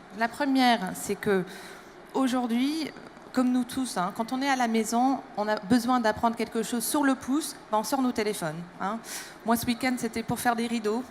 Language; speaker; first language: French; non-native, fluent; English